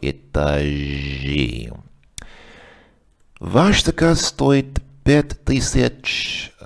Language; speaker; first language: Russian; non-native, learner; English